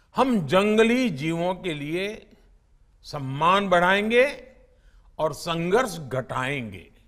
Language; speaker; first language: Hindi; non-native, local second language; Gujarati